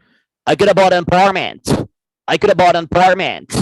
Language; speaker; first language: English; non-native, fluent; Spanish